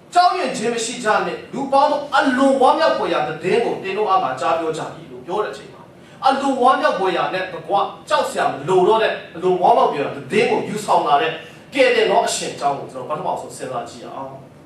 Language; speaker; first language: Burmese; non-native, local second language; Kachin